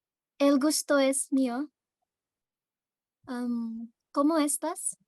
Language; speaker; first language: Spanish; non-native, learner; Filipino